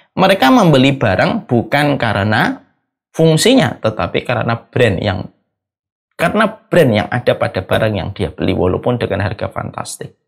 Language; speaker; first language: Indonesian; native; Indonesian